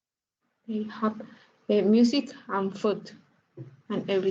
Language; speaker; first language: English; non-native, learner; Spanish